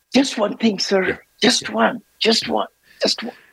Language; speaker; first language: English; non-native, local second language; Hindi